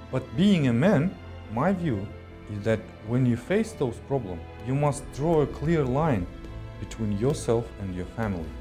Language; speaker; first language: English; non-native, fluent; Kazakh